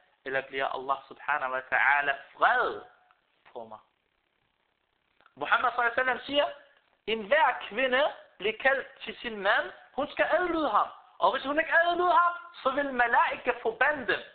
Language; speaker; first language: Danish; early bilingual, other home language; Arabic